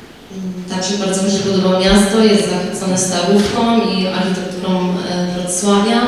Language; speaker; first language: Polish; early bilingual, heritage; Polish